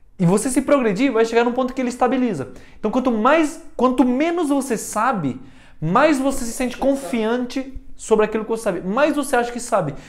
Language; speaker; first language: Portuguese; early bilingual, heritage; Portuguese